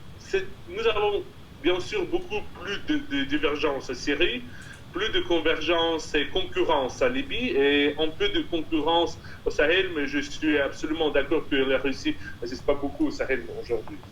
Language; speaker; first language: French; non-native, fluent; Russian